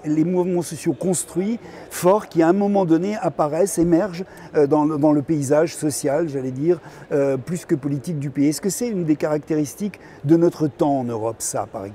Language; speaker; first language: French; native; French